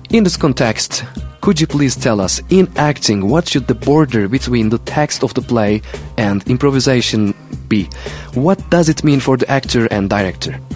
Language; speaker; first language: English; non-native, fluent; Turkish